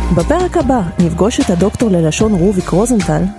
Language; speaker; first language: Hebrew; non-native, fluent; Russian